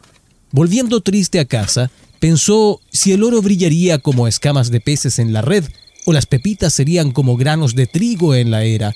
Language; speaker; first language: Spanish; native; Spanish